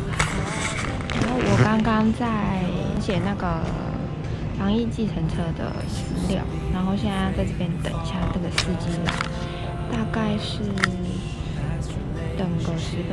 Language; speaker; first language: Chinese; native; Chinese